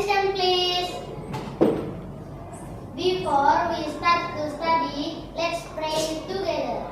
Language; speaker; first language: English; non-native, learner; Indonesian